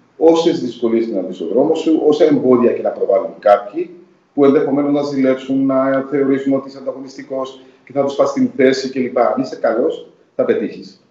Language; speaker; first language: Greek; native; Greek